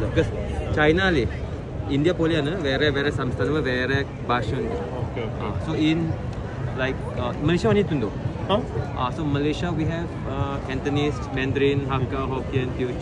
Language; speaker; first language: Malayalam; non-native, learner; Chinese